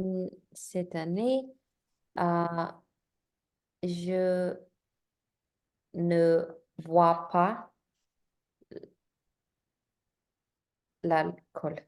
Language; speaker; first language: French; non-native, learner; Spanish